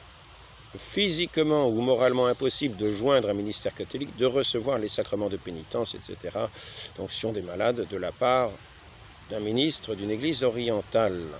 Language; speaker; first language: French; native; French